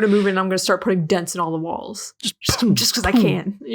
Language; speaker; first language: English; native; English